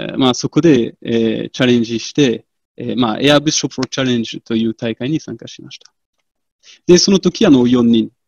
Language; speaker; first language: Japanese; non-native, fluent; French